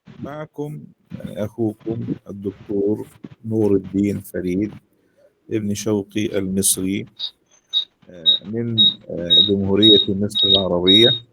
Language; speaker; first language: Arabic; native; Arabic